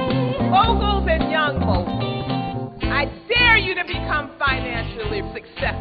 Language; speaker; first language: English; native; English